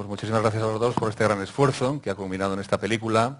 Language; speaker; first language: Spanish; native; Spanish